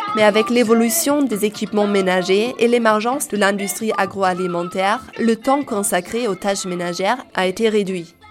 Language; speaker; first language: French; native; French